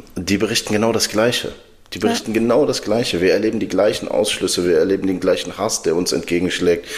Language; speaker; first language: German; early bilingual, other home language; Arabic